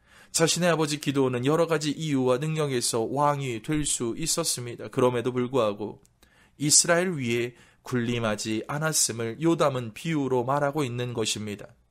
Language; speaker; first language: Korean; native; Korean